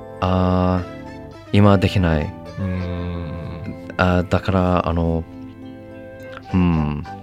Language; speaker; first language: Japanese; non-native, learner; English